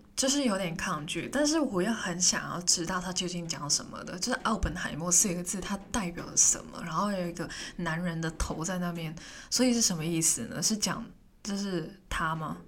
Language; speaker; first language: Chinese; non-native, local second language; Cantonese